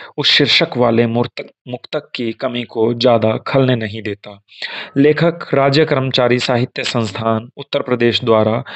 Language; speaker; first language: Hindi; native; Hindi